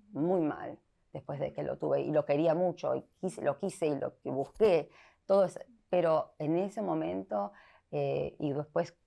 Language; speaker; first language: Spanish; early bilingual, heritage; Spanish